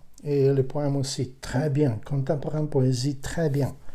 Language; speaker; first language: French; non-native, learner; Ukrainian